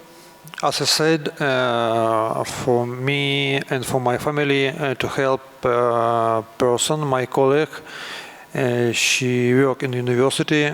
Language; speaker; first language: English; non-native, learner; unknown